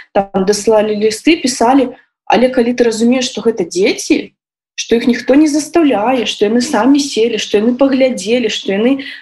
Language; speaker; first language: Belarusian; native; Belarusian